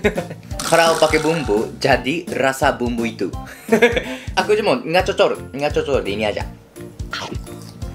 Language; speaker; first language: Indonesian; non-native, fluent; Japanese